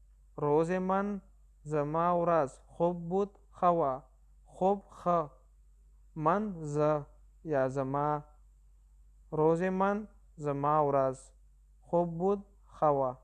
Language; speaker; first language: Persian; non-native, local second language; Pashto